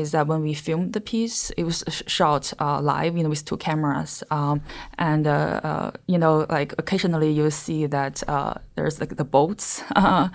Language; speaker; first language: English; non-native, fluent; Chinese